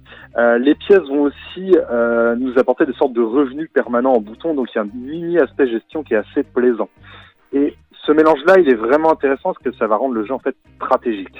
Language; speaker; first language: French; native; French